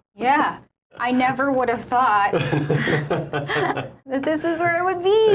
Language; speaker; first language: English; native; English